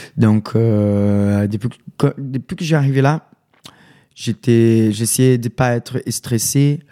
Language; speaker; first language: French; non-native, learner; Portuguese